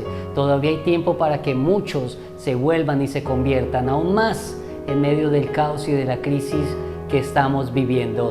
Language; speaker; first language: Spanish; native; Spanish